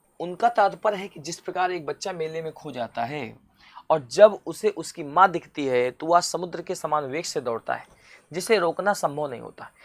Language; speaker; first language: Hindi; native; Hindi